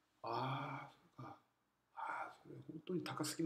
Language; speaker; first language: Japanese; non-native, fluent; Korean